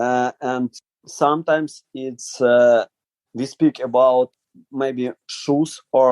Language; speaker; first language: English; non-native, learner; Ukrainian